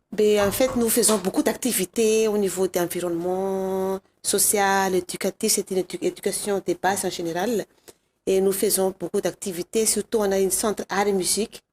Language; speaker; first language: French; non-native, local second language; Malagasy